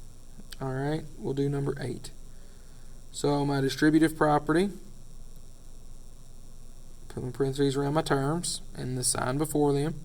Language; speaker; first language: English; native; English